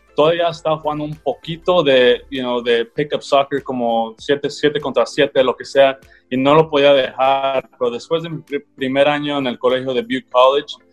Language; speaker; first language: Spanish; early bilingual, heritage; Spanish